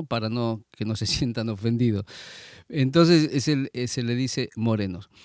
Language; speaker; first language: Spanish; native; Spanish